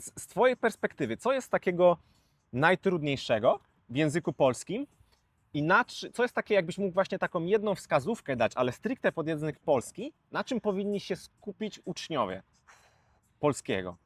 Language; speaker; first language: Polish; native; Polish